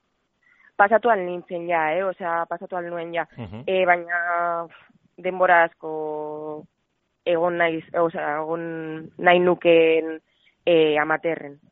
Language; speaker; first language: Basque; non-native, local second language; Spanish